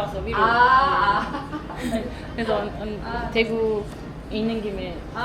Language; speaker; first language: Korean; non-native, fluent; Japanese